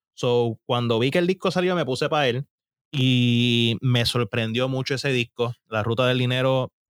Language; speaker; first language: Spanish; early bilingual, heritage; Spanish